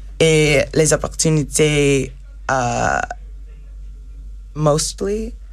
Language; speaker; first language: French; non-native, learner; English